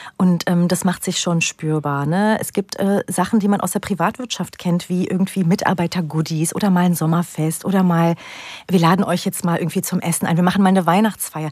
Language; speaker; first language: German; early bilingual, other home language; Turkish